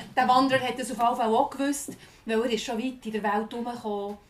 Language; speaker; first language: German; non-native, fluent; English